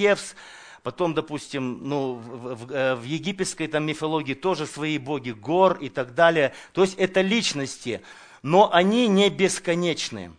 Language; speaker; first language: Russian; native; Russian